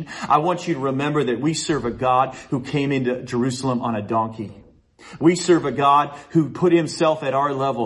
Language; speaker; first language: English; native; English